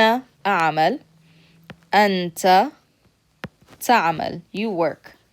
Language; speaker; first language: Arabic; non-native, fluent; English